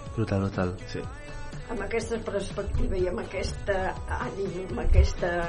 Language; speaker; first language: Catalan; native; Catalan